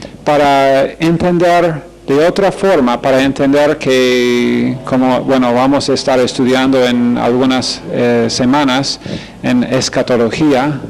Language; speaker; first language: Spanish; non-native, fluent; English